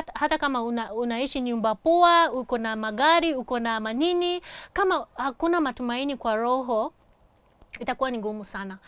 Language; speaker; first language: Swahili; non-native, fluent; Japanese